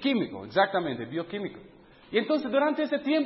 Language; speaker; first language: Spanish; non-native, fluent; English